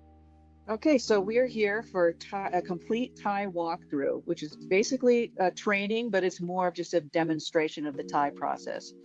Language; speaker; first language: English; native; English